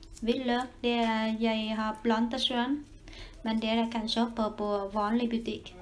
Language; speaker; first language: Norwegian; non-native, learner; Vietnamese